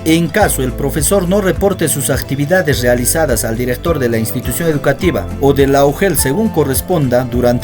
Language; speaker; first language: Spanish; native; Spanish